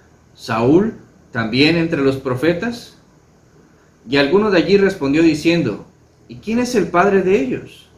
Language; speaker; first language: Spanish; native; Spanish